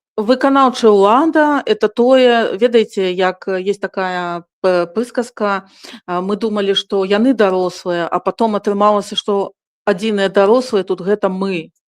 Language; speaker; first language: Belarusian; non-native, local second language; Russian